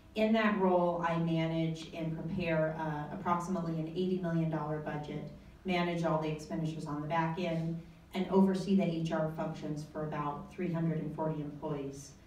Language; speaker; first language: English; native; English